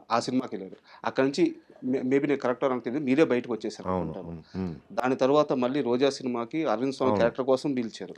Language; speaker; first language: Telugu; native; Telugu